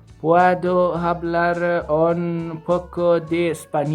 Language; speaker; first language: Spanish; non-native, learner; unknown